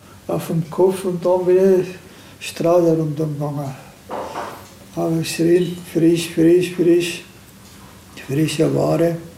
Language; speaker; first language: German; non-native, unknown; Turkish